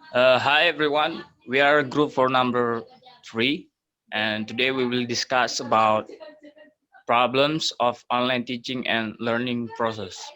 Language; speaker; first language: English; non-native, learner; Indonesian